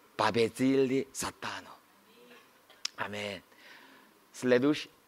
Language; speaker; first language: Russian; non-native, learner; Korean